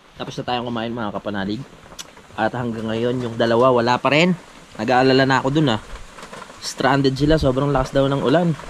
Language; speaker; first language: Filipino; native; Filipino